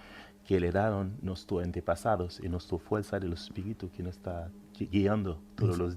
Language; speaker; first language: Spanish; non-native, fluent; Haitian Creole